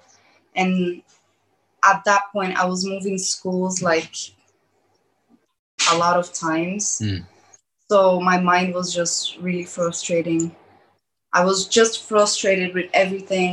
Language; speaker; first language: English; early bilingual, other home language; Portuguese